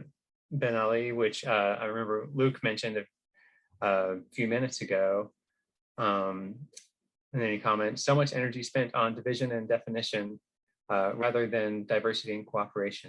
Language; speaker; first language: English; native; English